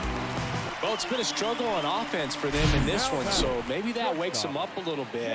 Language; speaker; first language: English; native; English